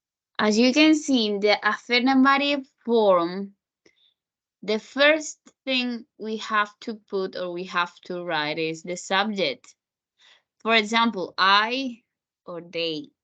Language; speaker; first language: English; non-native, fluent; Spanish